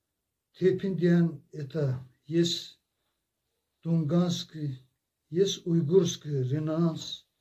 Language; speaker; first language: Russian; non-native, local second language; Azerbaijani